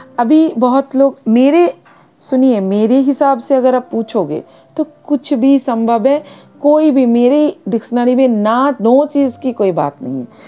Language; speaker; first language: Hindi; non-native, local second language; Bangla